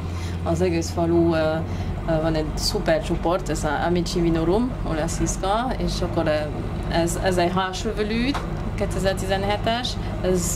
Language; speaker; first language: Hungarian; non-native, learner; French